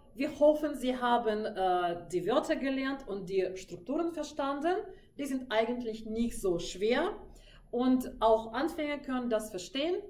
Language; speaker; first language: German; non-native, fluent; Russian